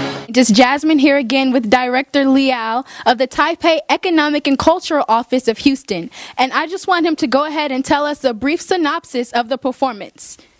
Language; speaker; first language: English; native; English